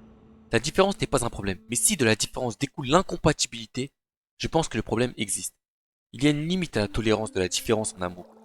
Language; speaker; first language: French; native; French